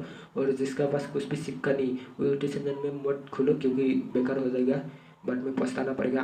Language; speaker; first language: Hindi; non-native, local second language; Bodo